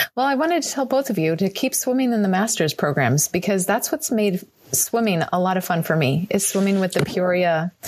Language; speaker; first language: English; native; English